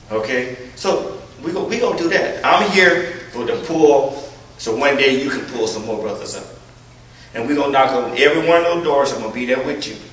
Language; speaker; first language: English; native; English